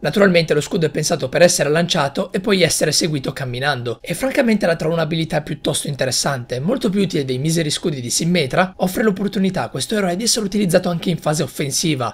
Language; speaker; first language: Italian; native; Italian